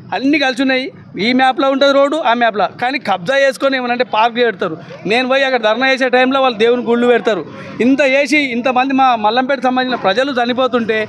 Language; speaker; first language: Telugu; native; Telugu